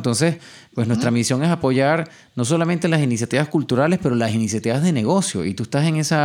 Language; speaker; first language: Spanish; native; Spanish